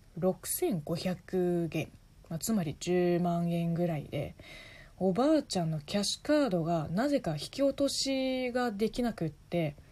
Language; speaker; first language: Japanese; non-native, fluent; Chinese